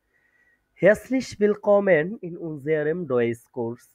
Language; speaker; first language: German; non-native, learner; Bangla